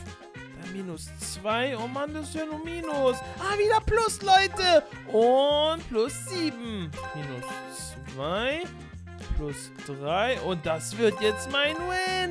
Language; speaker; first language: German; native; German